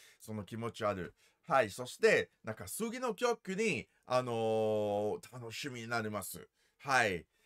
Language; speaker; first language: Japanese; non-native, learner; English